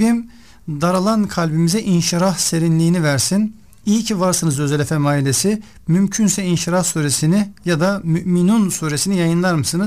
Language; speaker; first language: Turkish; native; Turkish